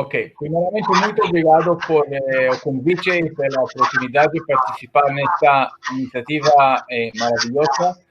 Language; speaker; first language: Portuguese; non-native, fluent; Hebrew